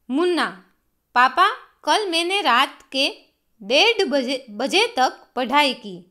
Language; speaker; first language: Hindi; non-native, local second language; Gujarati